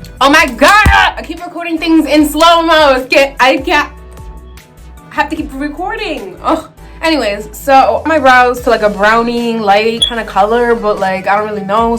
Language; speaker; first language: English; native; English